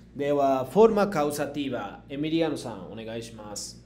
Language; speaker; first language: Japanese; native; Japanese